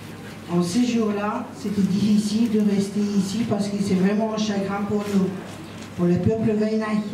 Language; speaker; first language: French; non-native, learner; Ingush